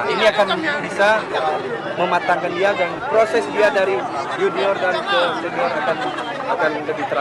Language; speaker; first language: Indonesian; non-native, local second language; Minangkabau